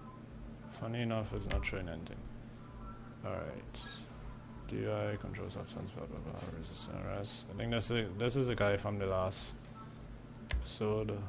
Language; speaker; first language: English; native; English